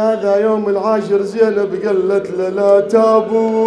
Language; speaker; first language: Arabic; native; Arabic